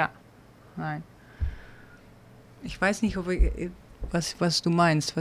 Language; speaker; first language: German; non-native, learner; Dutch